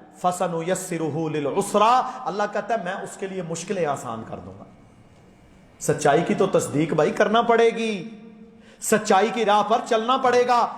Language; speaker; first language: Urdu; non-native, local second language; Punjabi